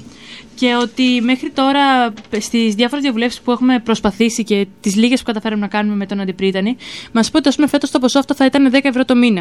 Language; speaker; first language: Greek; native; Greek